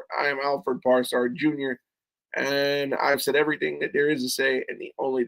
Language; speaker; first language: English; native; English